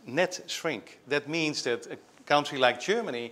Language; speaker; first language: English; non-native, fluent; Dutch